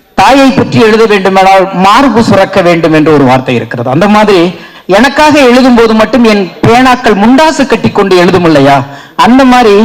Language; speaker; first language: Tamil; native; Tamil